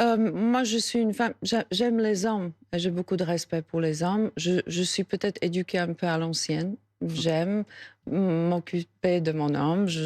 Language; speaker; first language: French; non-native, fluent; Slovak